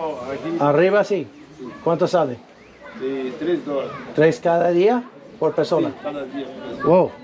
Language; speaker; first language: Spanish; non-native, learner; English